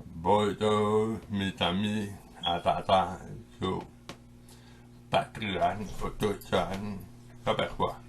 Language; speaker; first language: French; non-native, local second language; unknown